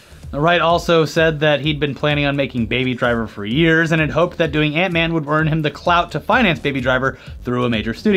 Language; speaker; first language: English; native; English